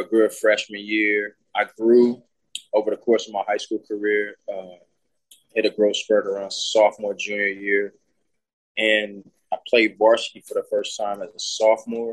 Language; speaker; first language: English; native; English